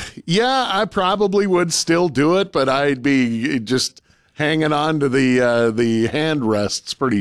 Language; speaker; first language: English; native; English